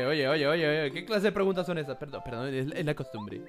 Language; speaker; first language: Spanish; native; Spanish